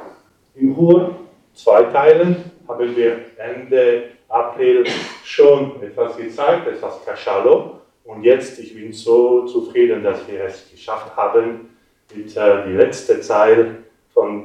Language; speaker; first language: German; non-native, learner; French